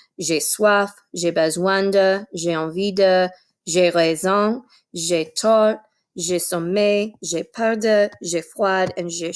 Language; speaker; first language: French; non-native, fluent; English